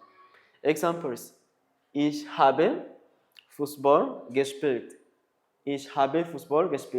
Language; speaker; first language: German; non-native, learner; Kinyarwanda